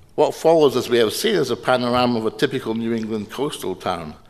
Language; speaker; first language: English; native; English